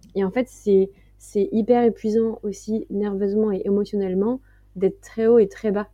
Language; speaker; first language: French; native; French